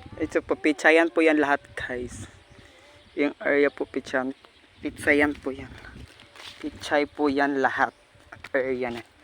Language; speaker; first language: Filipino; non-native, local second language; Cebuano